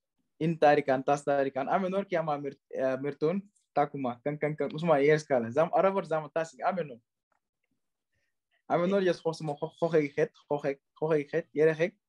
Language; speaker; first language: Armenian; non-native, learner; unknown